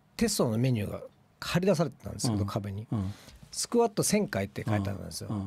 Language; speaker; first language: Japanese; native; Japanese